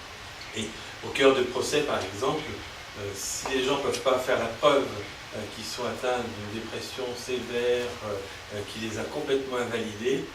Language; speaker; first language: French; native; French